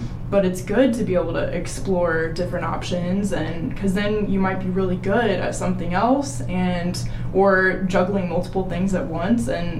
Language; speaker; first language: English; native; English